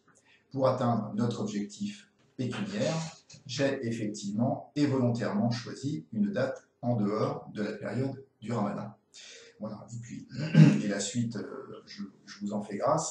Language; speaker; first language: French; native; French